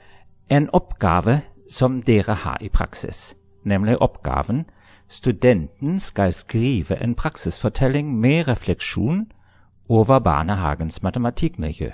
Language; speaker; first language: Norwegian; non-native, fluent; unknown